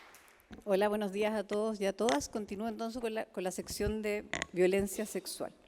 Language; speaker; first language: Spanish; native; Spanish